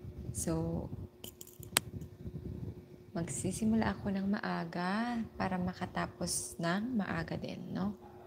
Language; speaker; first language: Filipino; native; Filipino